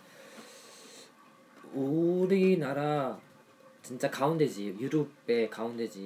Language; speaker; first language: Korean; non-native, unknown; German